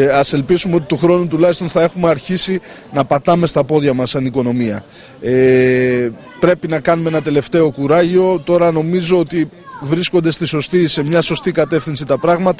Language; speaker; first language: Greek; native; Greek